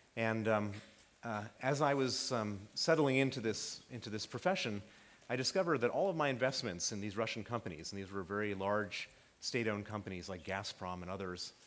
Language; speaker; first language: English; native; English